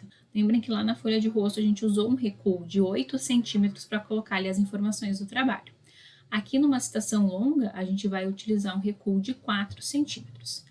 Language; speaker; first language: Portuguese; native; Portuguese